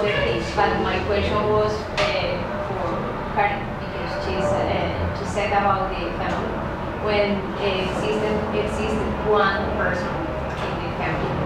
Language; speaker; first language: English; non-native, learner; Spanish